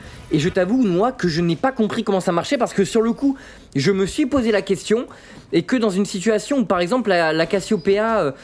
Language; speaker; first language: French; native; French